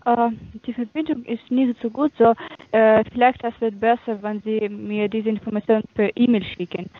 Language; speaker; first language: German; non-native, fluent; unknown